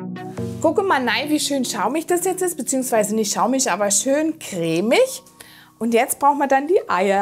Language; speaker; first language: German; native; German